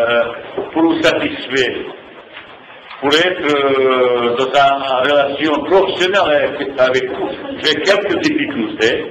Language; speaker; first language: French; non-native, fluent; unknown